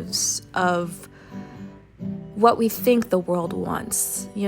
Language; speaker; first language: English; native; English